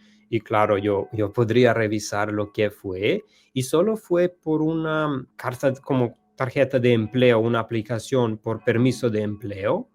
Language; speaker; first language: Spanish; non-native, learner; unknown